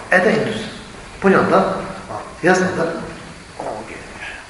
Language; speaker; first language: Russian; non-native, learner; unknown